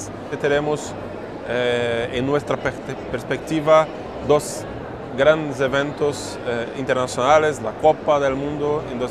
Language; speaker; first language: Spanish; non-native, fluent; Portuguese